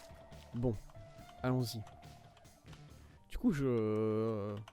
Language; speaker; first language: French; native; French